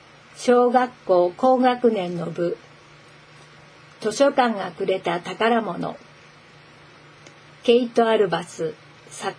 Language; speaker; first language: Japanese; native; Japanese